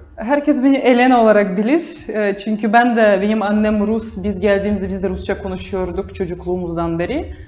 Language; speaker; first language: Turkish; non-native, fluent; Russian